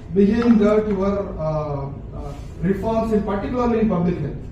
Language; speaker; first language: English; non-native, local second language; Tamil